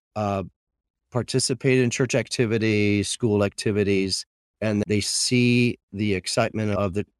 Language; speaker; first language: English; native; English